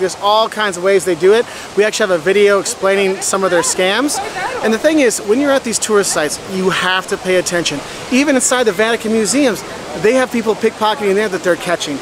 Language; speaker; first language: English; native; English